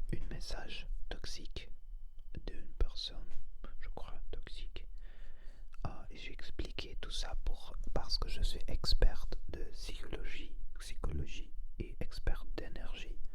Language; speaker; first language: French; non-native, learner; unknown